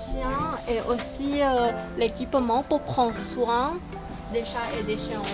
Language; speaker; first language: French; non-native, learner; Thai